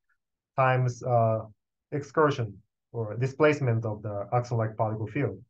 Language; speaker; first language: English; non-native, fluent; Japanese